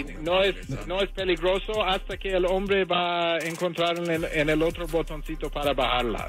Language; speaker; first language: Spanish; early bilingual, heritage; English